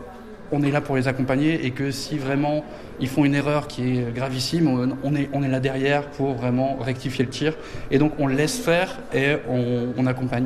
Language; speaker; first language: French; native; French